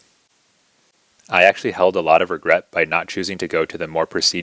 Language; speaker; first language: English; native; English